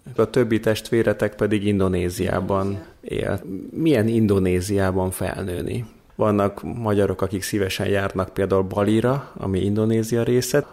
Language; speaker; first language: Hungarian; native; Hungarian